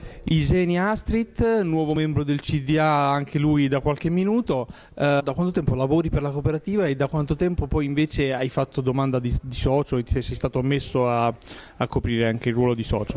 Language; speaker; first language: Italian; native; Italian